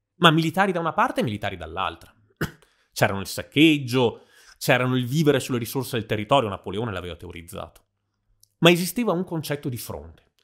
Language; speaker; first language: Italian; native; Italian